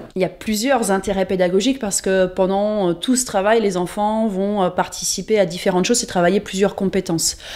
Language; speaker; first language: French; native; French